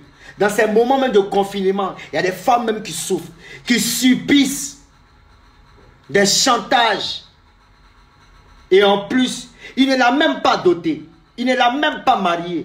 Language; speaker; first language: French; native; French